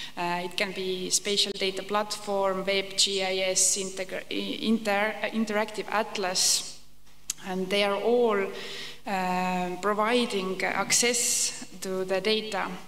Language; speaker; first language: English; non-native, fluent; Estonian